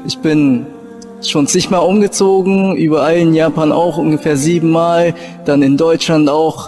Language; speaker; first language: German; early bilingual, other home language; Japanese